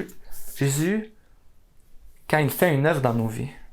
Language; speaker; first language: French; native; French